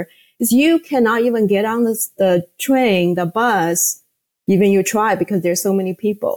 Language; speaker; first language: English; non-native, fluent; Chinese